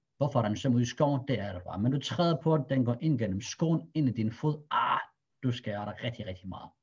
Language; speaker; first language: Danish; early bilingual, other home language; Arabic